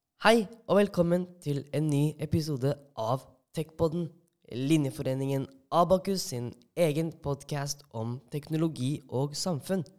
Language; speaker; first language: Norwegian; native; Norwegian